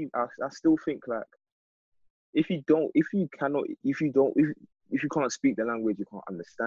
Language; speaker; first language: English; native; English